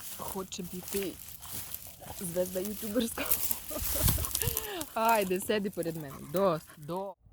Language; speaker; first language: Bosnian; non-native, learner; Ukrainian